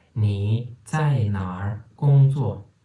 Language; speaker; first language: Chinese; non-native, fluent; Turkmen